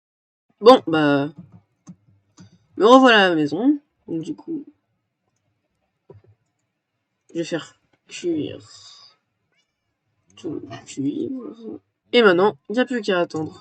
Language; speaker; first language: French; native; French